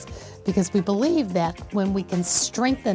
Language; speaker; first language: English; native; English